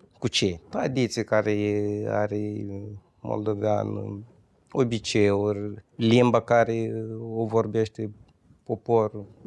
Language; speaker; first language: Romanian; non-native, fluent; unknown